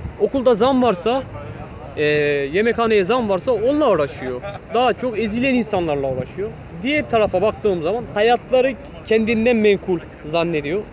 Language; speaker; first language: Turkish; non-native, local second language; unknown